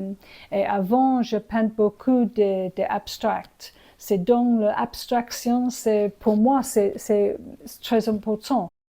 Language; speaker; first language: French; non-native, learner; English